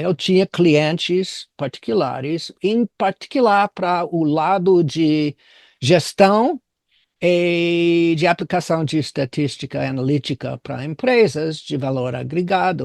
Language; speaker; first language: Portuguese; non-native, fluent; English